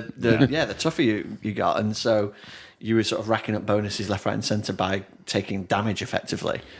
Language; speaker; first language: English; native; English